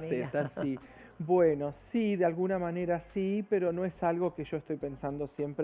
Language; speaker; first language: Spanish; early bilingual, other home language; Portuguese